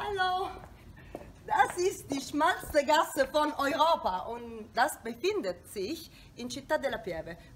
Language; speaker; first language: German; non-native, fluent; Italian